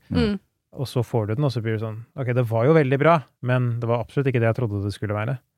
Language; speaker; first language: Norwegian; early bilingual, other home language; Persian